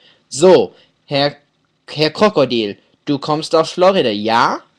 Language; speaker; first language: German; non-native, fluent; English